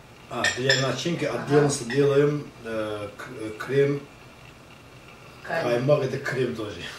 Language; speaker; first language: Russian; non-native, learner; Azerbaijani